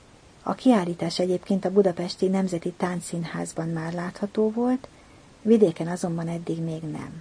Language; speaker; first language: Hungarian; native; Hungarian